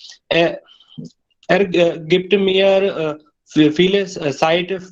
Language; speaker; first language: German; non-native, learner; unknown